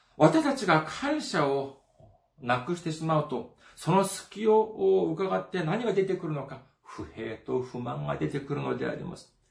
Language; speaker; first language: Japanese; non-native, fluent; Korean